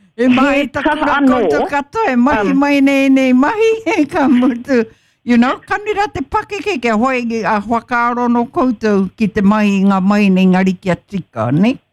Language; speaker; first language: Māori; non-native, local second language; English